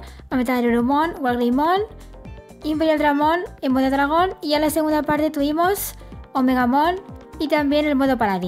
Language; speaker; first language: Spanish; native; Spanish